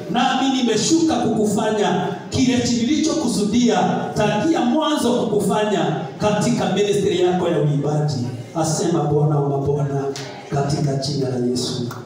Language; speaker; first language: Swahili; non-native, local second language; Kikuyu